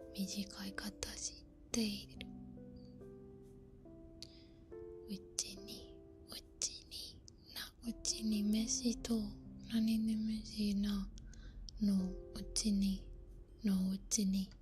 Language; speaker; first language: Japanese; non-native, learner; Spanish